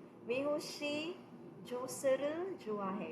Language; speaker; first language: Korean; non-native, fluent; Filipino